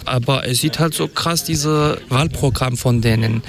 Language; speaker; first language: German; non-native, fluent; Kurdish